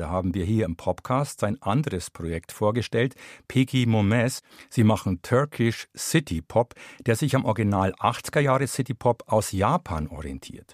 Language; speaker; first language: German; native; German